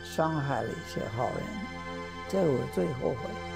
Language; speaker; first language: Chinese; non-native, fluent; English